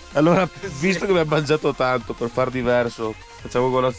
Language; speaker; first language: Italian; native; Italian